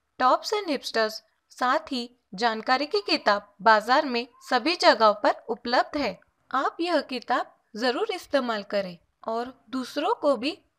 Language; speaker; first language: Hindi; non-native, local second language; Marathi